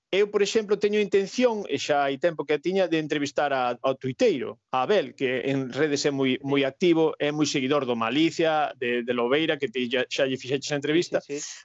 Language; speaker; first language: Galician; native; Galician